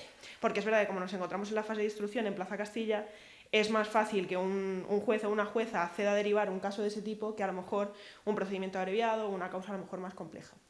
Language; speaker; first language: Spanish; native; Spanish